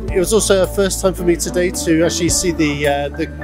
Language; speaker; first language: English; native; English